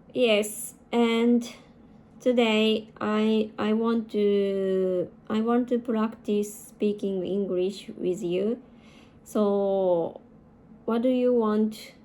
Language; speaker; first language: English; non-native, learner; Japanese